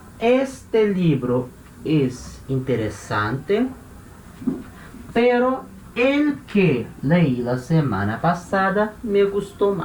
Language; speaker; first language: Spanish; non-native, fluent; Portuguese